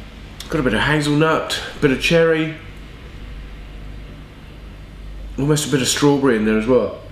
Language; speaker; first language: English; native; English